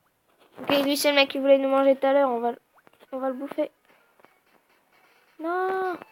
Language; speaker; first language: French; native; French